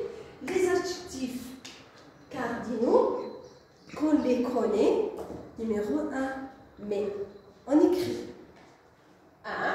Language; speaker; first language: French; non-native, local second language; Arabic